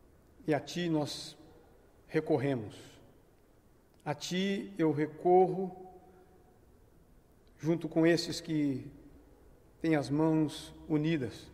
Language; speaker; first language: Portuguese; native; Portuguese